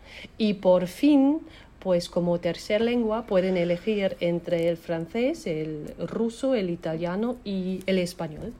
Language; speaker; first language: Spanish; non-native, fluent; German